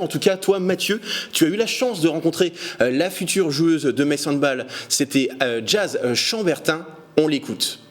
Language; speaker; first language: French; native; French